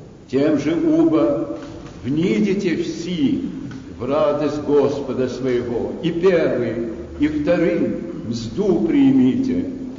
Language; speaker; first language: Russian; native; Russian